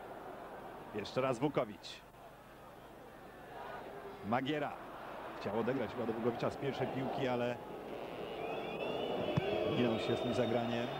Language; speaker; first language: Polish; native; Polish